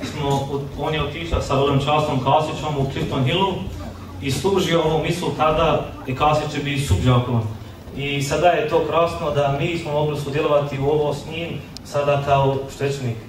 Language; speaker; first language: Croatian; early bilingual, heritage; Croatian